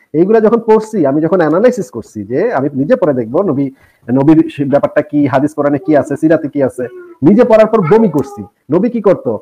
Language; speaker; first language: Bangla; native; Bangla